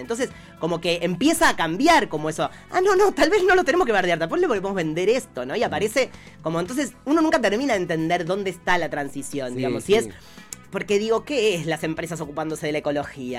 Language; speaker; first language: Spanish; native; Spanish